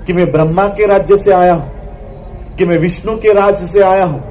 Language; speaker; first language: Hindi; non-native, local second language; Marathi